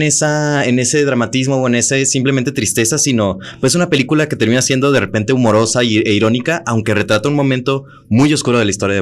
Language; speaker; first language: Spanish; native; Spanish